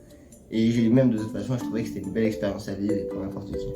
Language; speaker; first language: French; native; French